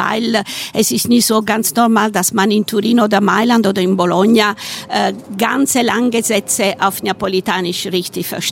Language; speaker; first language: German; non-native, fluent; Italian